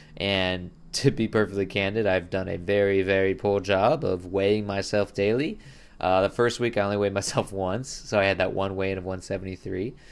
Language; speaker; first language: English; native; English